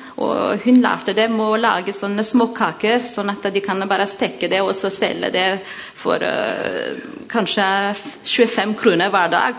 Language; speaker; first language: Norwegian; non-native, learner; Malagasy